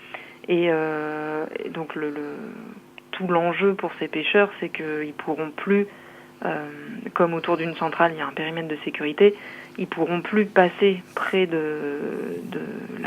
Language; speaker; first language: French; native; French